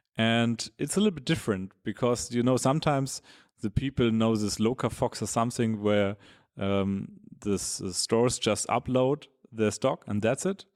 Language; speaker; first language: English; non-native, fluent; German